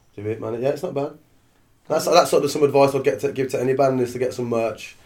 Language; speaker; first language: English; native; English